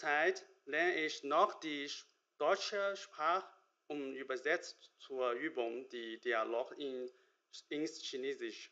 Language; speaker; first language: German; non-native, learner; Chinese